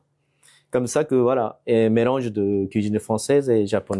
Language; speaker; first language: French; non-native, fluent; Japanese